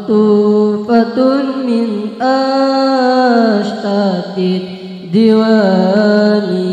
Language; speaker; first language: Arabic; non-native, learner; Indonesian